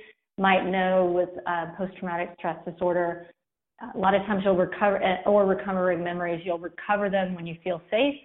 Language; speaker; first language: English; native; English